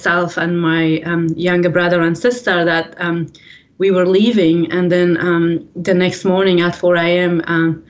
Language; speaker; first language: English; early bilingual, other home language; Persian